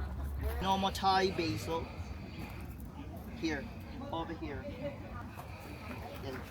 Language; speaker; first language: English; non-native, learner; Thai